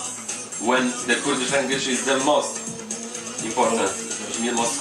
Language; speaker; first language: English; non-native, fluent; Polish